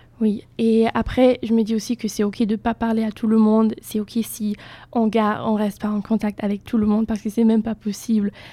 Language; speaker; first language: French; non-native, fluent; German